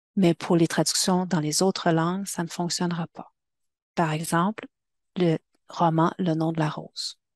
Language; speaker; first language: French; native; French